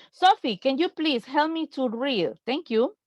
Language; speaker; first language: English; non-native, fluent; Spanish